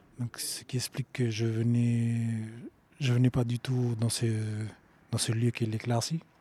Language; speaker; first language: French; native; French